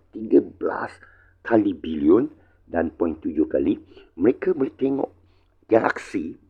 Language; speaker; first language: Malay; non-native, local second language; Chinese